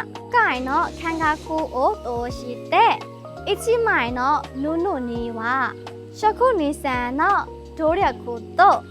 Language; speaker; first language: Japanese; non-native, learner; Burmese